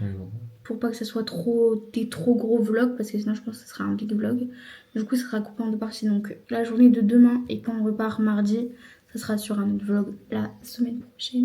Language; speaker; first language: French; native; French